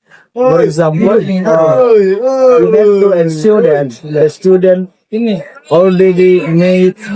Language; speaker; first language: English; non-native, fluent; Indonesian